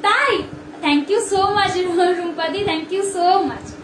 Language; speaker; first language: Hindi; non-native, local second language; Bangla